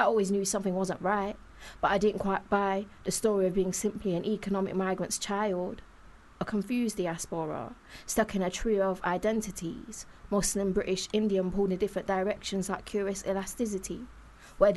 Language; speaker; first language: English; native; English